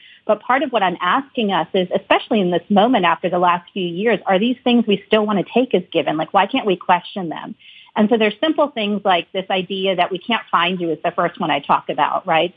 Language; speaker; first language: English; native; English